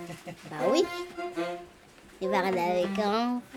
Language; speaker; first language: French; non-native, learner; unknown